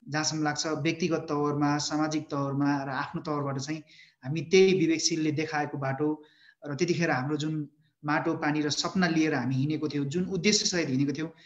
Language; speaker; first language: Nepali; native; Nepali